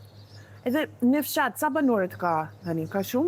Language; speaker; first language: Albanian; non-native, learner; English